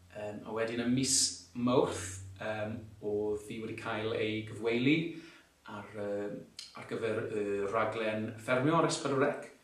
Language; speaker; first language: Welsh; non-native, local second language; English